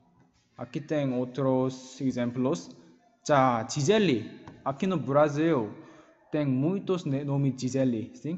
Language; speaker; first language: Portuguese; non-native, learner; Korean